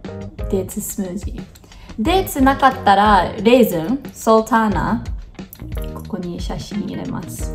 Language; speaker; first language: Japanese; early bilingual, heritage; Japanese